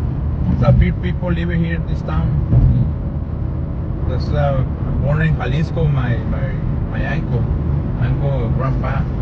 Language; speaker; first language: English; non-native, learner; Spanish